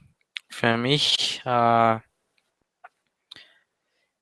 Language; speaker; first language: German; non-native, learner; Spanish